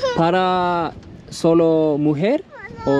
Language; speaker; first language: Spanish; non-native, learner; Turkish